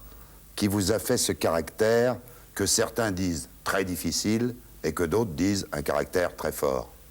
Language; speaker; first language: French; native; French